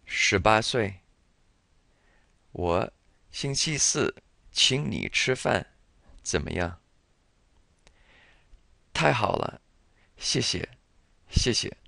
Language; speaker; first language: Chinese; non-native, fluent; English